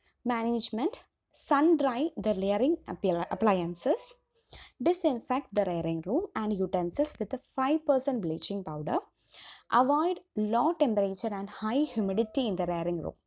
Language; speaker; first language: English; non-native, local second language; Malayalam